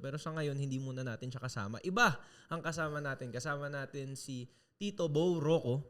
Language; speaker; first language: Filipino; native; Filipino